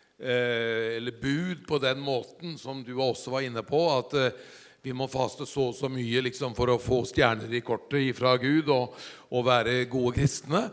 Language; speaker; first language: Norwegian; native; Norwegian